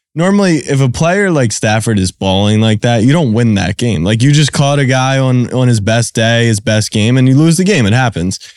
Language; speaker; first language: English; native; English